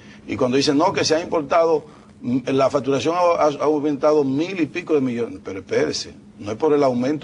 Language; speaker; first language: Spanish; native; Spanish